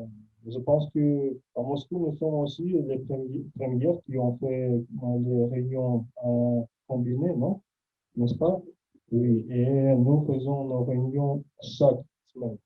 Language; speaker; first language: French; non-native, fluent; Russian